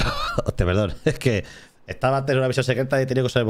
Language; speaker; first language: Spanish; native; Spanish